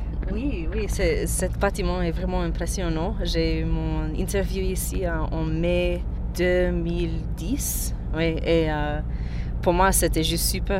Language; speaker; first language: French; non-native, learner; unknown